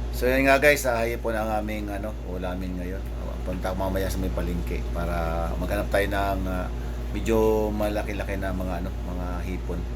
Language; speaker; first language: Filipino; native; Filipino